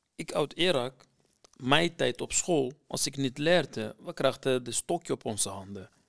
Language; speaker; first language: Dutch; non-native, fluent; Arabic